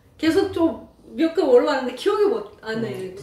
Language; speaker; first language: Korean; non-native, learner; Persian